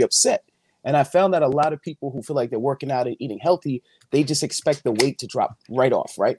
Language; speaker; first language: English; native; English